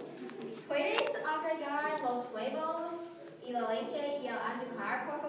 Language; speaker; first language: Spanish; non-native, learner; English